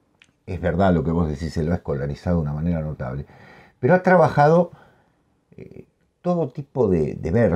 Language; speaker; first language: Spanish; native; Spanish